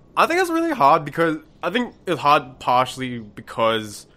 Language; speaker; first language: English; non-native, local second language; Malay